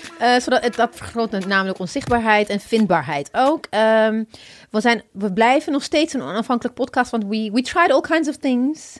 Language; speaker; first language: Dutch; non-native, fluent; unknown